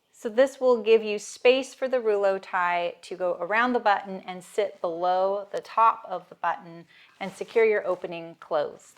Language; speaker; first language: English; native; English